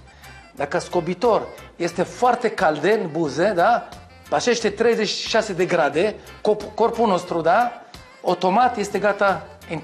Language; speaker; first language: Romanian; non-native, learner; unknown